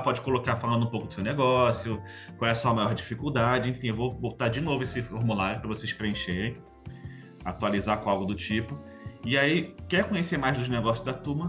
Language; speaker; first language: Portuguese; native; Portuguese